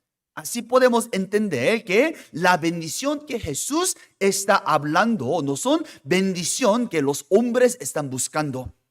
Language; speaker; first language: Spanish; non-native, fluent; Korean